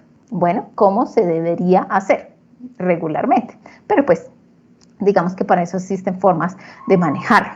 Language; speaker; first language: Spanish; native; Spanish